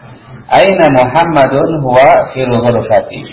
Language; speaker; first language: Arabic; non-native, fluent; Indonesian